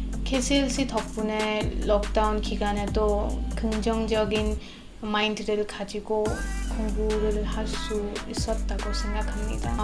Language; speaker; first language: Korean; non-native, fluent; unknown